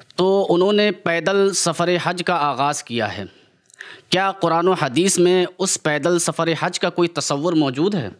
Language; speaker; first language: Hindi; native; Hindi